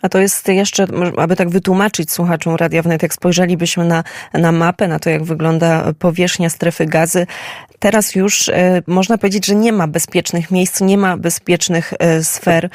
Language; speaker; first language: Polish; native; Polish